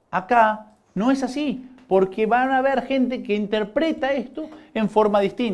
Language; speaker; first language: Spanish; native; Spanish